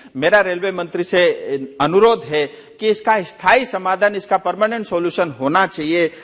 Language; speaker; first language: Hindi; non-native, local second language; Nepali